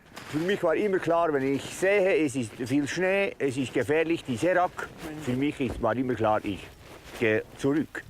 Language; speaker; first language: German; non-native, learner; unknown